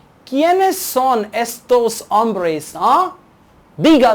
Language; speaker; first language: Spanish; non-native, learner; Urdu